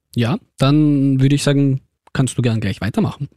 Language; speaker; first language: German; early bilingual, other home language; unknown